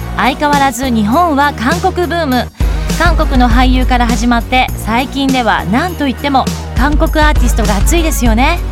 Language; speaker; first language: Japanese; early bilingual, other home language; Korean